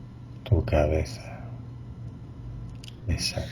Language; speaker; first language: Spanish; non-native, fluent; Italian